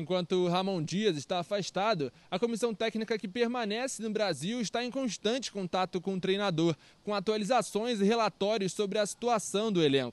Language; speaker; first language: Portuguese; native; Portuguese